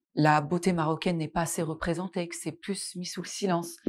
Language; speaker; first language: French; non-native, local second language; Arabic